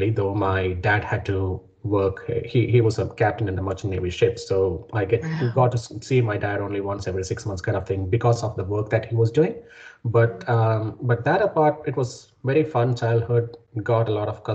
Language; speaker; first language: English; non-native, local second language; Malayalam